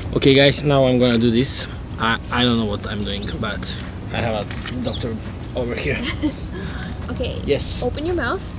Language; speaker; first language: English; non-native, fluent; Serbian